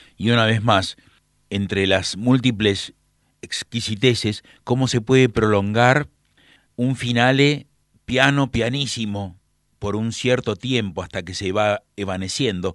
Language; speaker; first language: Spanish; native; Spanish